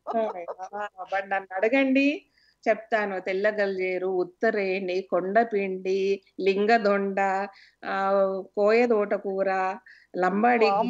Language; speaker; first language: Telugu; native; Telugu